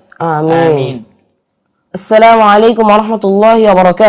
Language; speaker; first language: Arabic; non-native, learner; Bangla